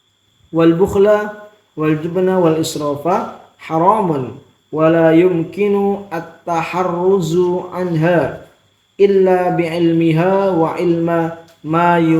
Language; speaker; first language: Arabic; non-native, learner; Indonesian